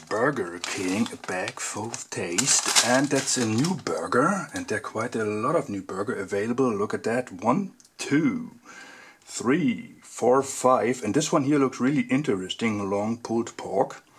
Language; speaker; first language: English; non-native, fluent; German